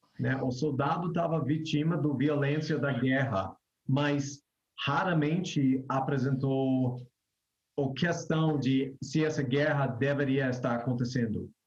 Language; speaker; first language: Portuguese; non-native, fluent; English